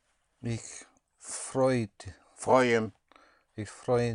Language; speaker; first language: German; non-native, learner; English